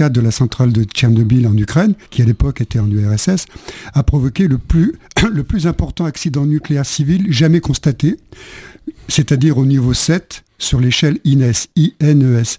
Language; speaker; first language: French; native; French